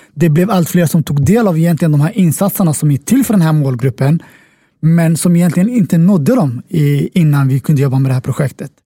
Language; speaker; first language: Swedish; early bilingual, other home language; Somali